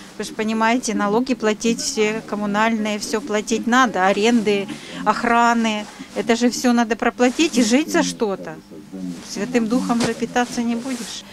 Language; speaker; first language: Russian; native; Russian